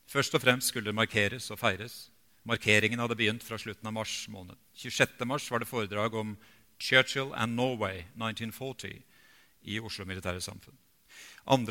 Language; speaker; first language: Norwegian; native; Norwegian